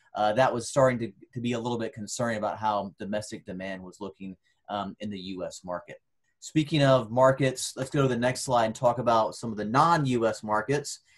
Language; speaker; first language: English; native; English